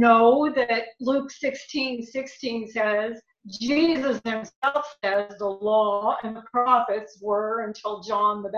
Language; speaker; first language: English; native; English